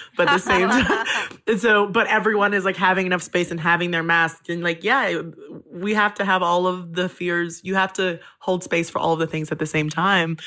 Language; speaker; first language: English; native; English